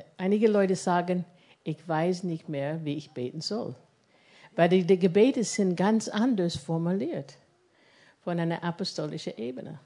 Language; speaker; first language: German; non-native, fluent; English